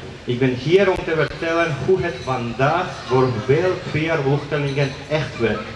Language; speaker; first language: Dutch; non-native, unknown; Georgian